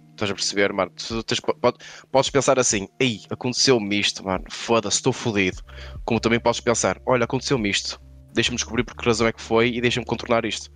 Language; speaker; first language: Portuguese; native; Portuguese